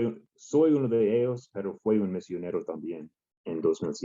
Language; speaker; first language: Spanish; non-native, learner; English